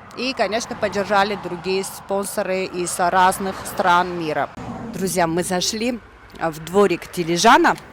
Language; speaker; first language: Russian; non-native, local second language; Armenian